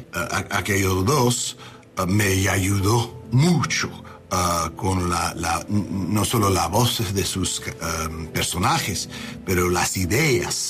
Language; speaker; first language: Spanish; non-native, learner; English